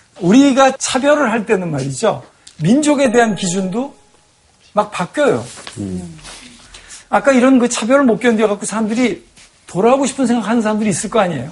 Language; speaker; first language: Korean; native; Korean